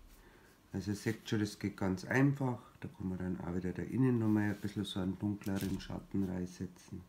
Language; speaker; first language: German; native; German